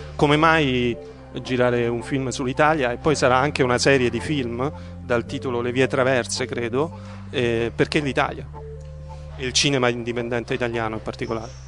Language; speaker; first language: Italian; native; Italian